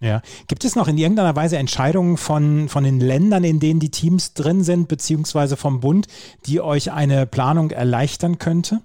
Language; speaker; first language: German; native; German